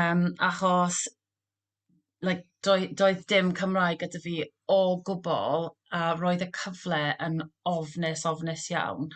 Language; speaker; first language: Welsh; non-native, local second language; English